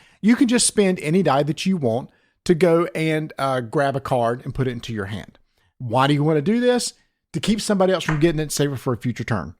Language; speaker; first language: English; native; English